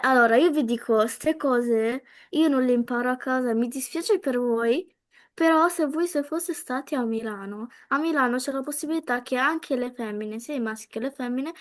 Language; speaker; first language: Italian; early bilingual, other home language; Bangla